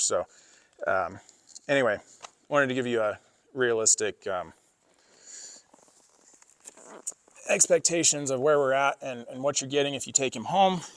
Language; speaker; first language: English; native; English